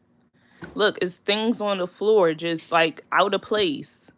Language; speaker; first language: English; native; English